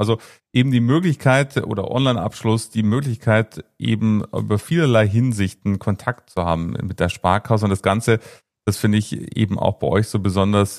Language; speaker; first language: German; native; German